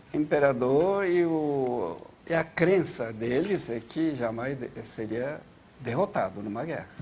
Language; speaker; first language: Portuguese; early bilingual, other home language; Japanese